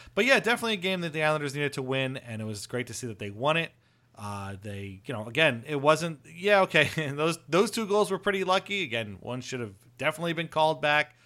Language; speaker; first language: English; native; English